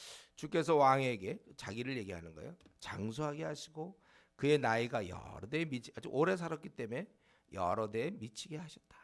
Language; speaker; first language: Korean; native; Korean